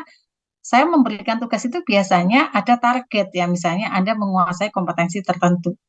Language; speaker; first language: Indonesian; native; Indonesian